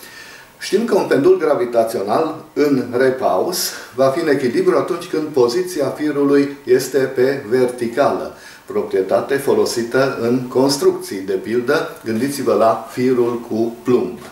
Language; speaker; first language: Romanian; native; Romanian